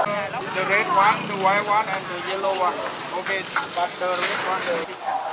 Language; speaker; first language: English; non-native, learner; Thai